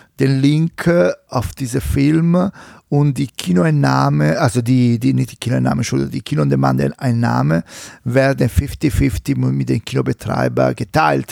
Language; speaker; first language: German; non-native, fluent; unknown